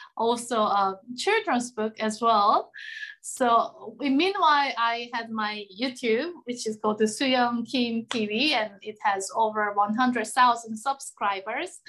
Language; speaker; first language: English; non-native, fluent; Korean